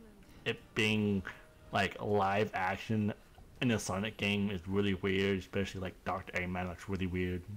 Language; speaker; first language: English; native; English